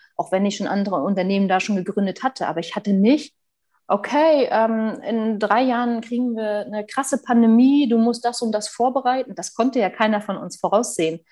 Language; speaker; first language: German; native; German